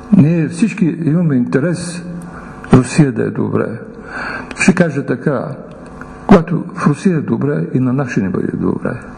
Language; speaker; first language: Bulgarian; native; Bulgarian